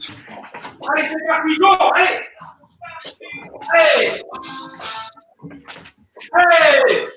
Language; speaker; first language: French; native; French